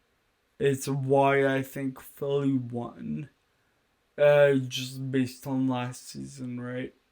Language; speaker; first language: English; native; English